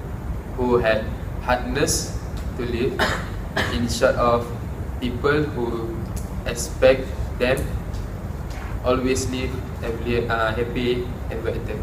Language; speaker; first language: English; non-native, local second language; Malay